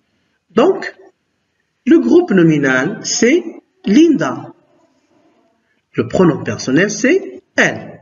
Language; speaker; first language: French; non-native, local second language; Arabic